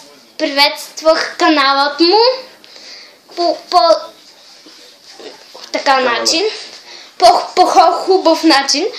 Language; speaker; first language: Bulgarian; early bilingual, heritage; Bulgarian